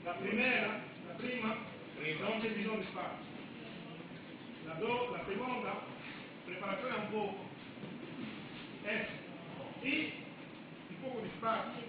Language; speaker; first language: Italian; non-native, learner; Romanian